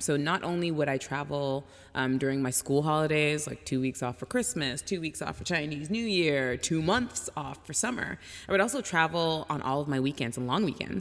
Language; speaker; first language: English; native; English